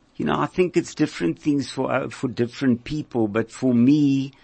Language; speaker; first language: English; native; English